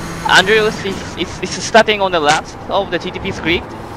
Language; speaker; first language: English; non-native, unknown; Japanese